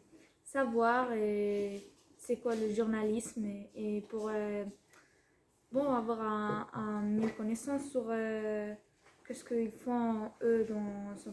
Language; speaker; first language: French; non-native, fluent; Spanish